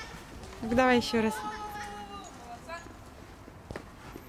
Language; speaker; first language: Russian; native; Russian